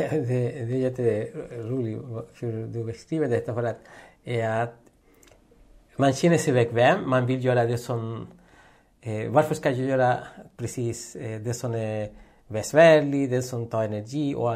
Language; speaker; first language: Swedish; non-native, fluent; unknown